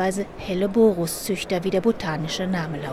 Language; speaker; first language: German; native; German